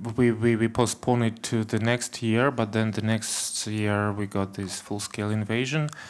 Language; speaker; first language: English; non-native, fluent; Ukrainian